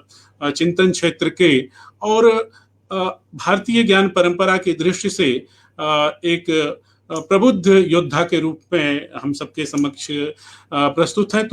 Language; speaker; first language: Hindi; native; Hindi